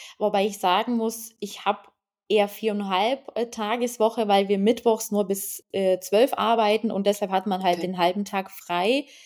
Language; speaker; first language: German; non-native, fluent; Lithuanian